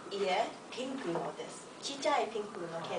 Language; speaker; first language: Japanese; non-native, learner; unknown